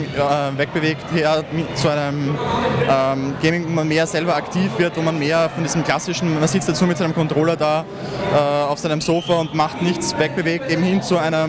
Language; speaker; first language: German; native; German